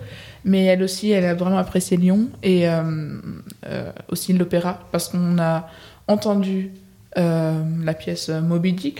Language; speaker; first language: French; native; French